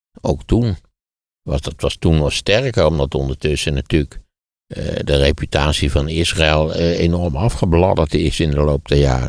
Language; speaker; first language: Dutch; native; Dutch